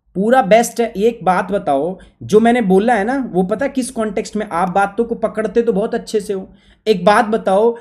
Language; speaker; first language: Hindi; native; Hindi